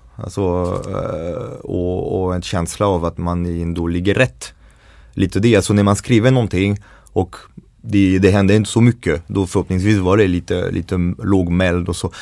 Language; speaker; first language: Swedish; non-native, fluent; French